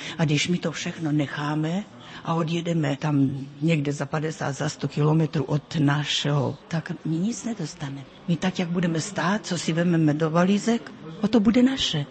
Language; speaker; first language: Czech; early bilingual, heritage; Czech